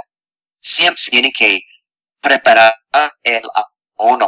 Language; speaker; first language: Spanish; non-native, fluent; English